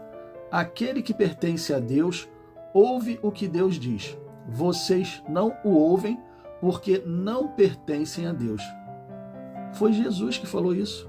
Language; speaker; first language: Portuguese; native; Portuguese